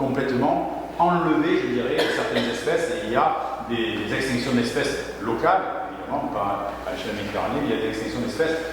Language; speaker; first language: French; native; French